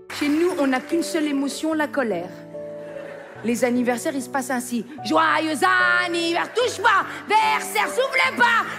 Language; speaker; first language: French; native; French